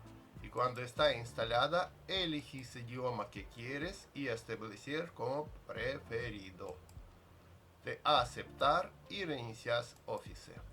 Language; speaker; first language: Spanish; non-native, fluent; Russian